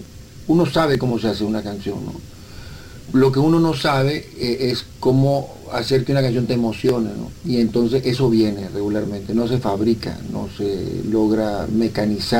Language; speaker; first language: Spanish; native; Spanish